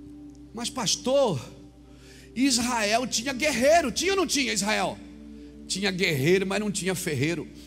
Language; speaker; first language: Portuguese; native; Portuguese